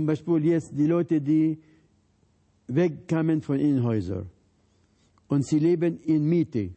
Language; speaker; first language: German; non-native, fluent; Arabic